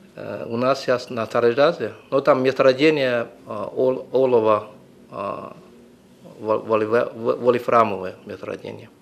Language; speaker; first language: Russian; non-native, fluent; Chinese